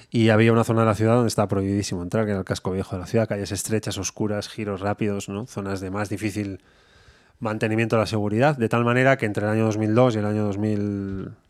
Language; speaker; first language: Spanish; native; Spanish